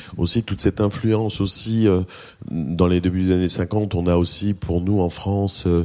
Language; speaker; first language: French; native; French